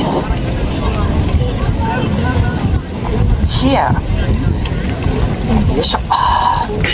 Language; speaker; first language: English; non-native, learner; Japanese